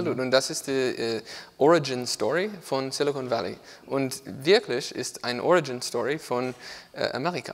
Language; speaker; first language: German; non-native, learner; English